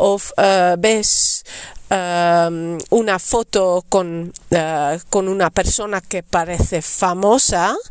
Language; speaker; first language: Spanish; non-native, fluent; Dutch